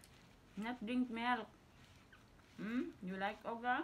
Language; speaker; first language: English; non-native, learner; Filipino